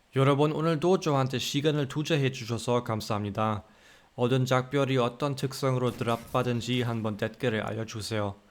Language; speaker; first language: Korean; non-native, fluent; German